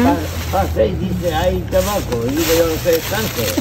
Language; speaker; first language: Spanish; non-native, learner; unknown